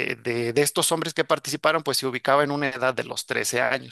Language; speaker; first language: Spanish; native; Spanish